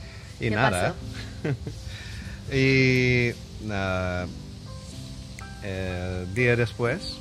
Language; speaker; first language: Spanish; non-native, learner; English